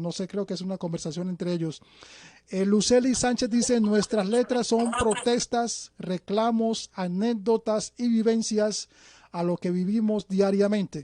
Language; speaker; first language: Spanish; native; Spanish